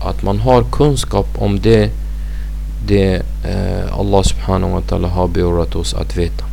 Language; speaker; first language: Swedish; non-native, fluent; Arabic